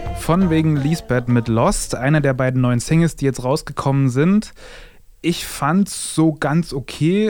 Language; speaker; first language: German; native; German